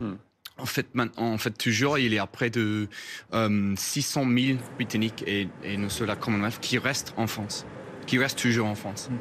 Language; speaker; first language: French; non-native, fluent; English